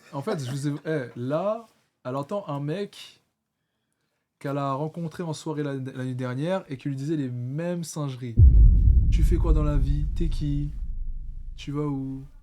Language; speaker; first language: French; native; French